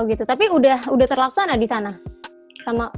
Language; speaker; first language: Indonesian; native; Indonesian